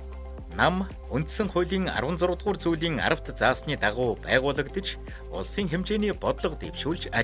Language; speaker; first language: Mongolian; native; Mongolian